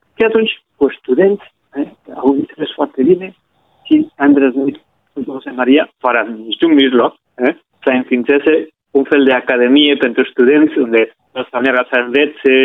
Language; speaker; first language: Romanian; non-native, fluent; Spanish